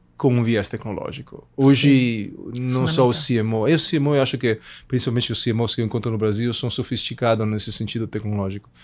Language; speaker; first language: Portuguese; non-native, fluent; Italian